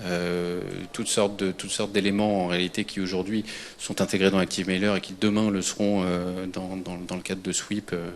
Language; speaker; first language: French; native; French